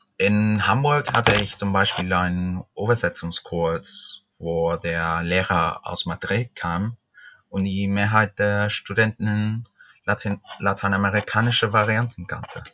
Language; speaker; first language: German; non-native, fluent; Spanish